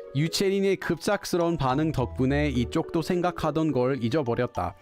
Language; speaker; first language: Korean; non-native, fluent; English